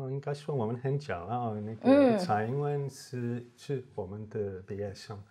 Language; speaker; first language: Chinese; non-native, fluent; English